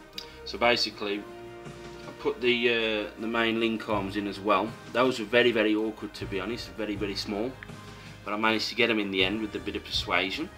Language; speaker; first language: English; native; English